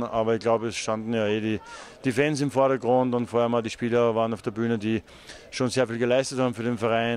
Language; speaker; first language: German; native; German